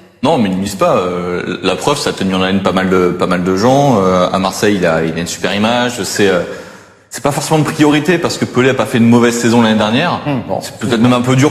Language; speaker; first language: French; native; French